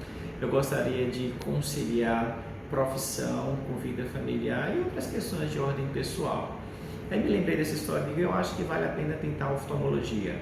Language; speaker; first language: Portuguese; native; Portuguese